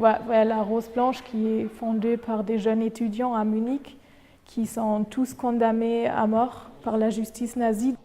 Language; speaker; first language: French; non-native, fluent; German